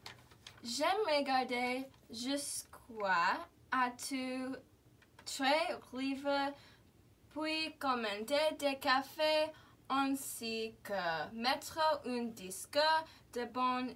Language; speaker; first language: French; non-native, learner; English